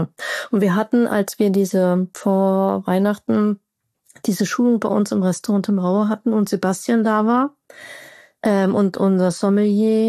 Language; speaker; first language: German; native; German